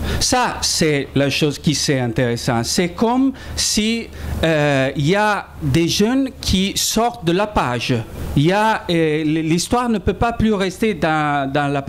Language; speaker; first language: French; non-native, fluent; Italian